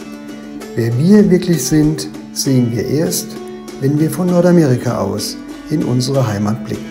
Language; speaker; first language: German; native; German